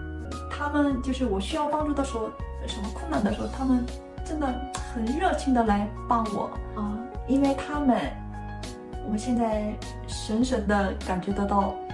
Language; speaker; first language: Chinese; non-native, fluent; Korean